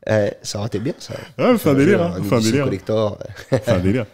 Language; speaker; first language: French; native; French